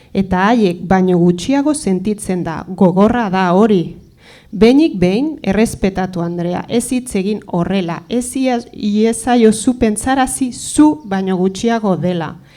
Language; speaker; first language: Basque; early bilingual, other home language; Spanish